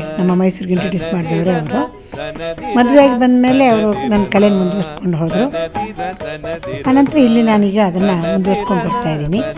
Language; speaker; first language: Kannada; native; Kannada